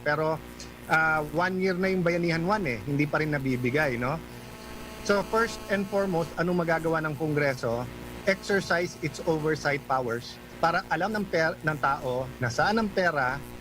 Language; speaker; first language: Filipino; native; Filipino